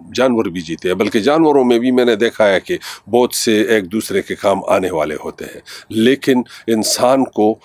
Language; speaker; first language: Urdu; non-native, local second language; Pashto